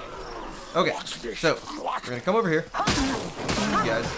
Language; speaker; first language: English; native; English